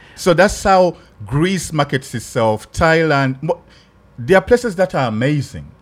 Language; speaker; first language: English; non-native, local second language; Ganda